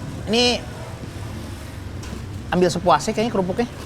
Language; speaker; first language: Indonesian; native; Indonesian